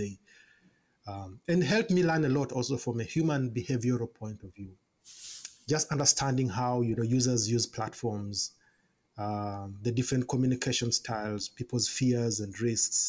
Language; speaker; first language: English; non-native, local second language; Ganda